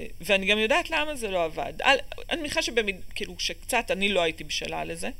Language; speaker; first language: Hebrew; native; Hebrew